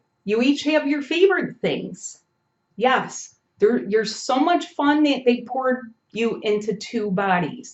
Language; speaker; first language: English; native; English